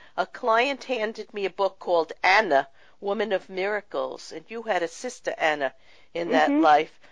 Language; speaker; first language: English; early bilingual, other home language; Russian